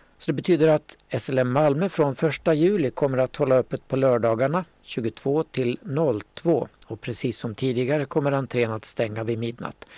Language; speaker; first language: Swedish; native; Swedish